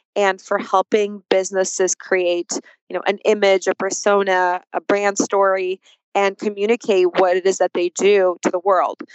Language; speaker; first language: English; early bilingual, other home language; Russian